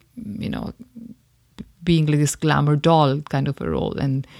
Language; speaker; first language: English; non-native, local second language; Hindi